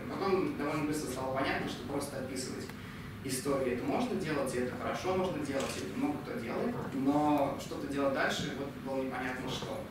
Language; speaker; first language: Russian; native; Russian